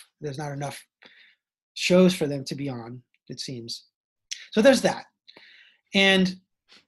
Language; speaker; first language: English; native; English